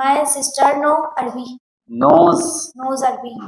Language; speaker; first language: English; non-native, learner; Hindi